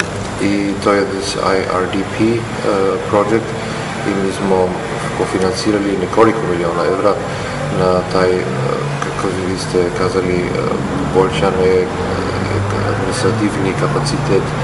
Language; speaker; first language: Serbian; non-native, learner; German